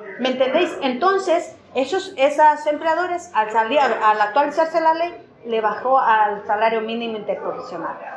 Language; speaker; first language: Spanish; native; Spanish